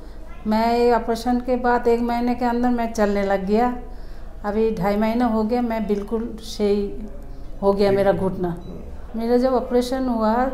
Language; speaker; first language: Hindi; non-native, local second language; Bangla